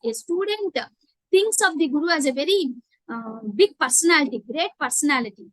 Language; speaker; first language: English; non-native, local second language; Telugu